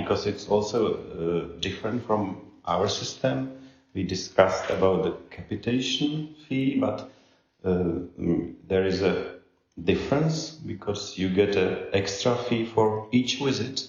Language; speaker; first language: English; non-native, fluent; Czech